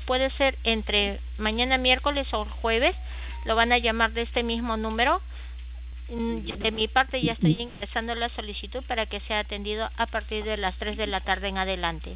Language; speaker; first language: Spanish; native; Spanish